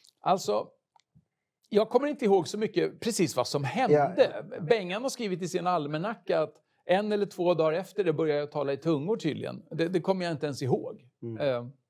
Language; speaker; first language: Swedish; native; Swedish